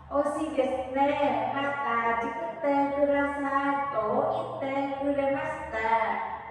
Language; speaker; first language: Japanese; non-native, learner; Vietnamese